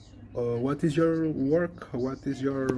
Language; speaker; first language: English; non-native, learner; Portuguese